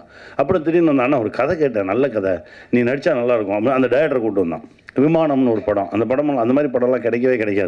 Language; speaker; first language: Tamil; native; Tamil